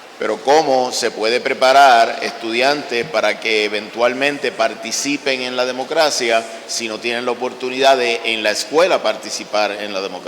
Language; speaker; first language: Spanish; non-native, fluent; Portuguese